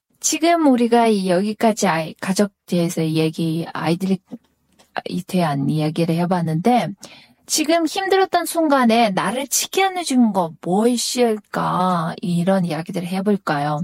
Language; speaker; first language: Korean; non-native, fluent; Kyrgyz